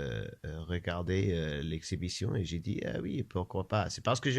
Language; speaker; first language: French; non-native, learner; English